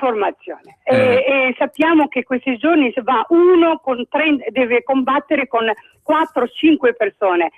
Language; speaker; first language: Italian; non-native, fluent; Arabic